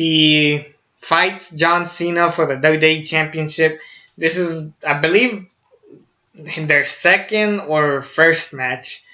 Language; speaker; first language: English; native; English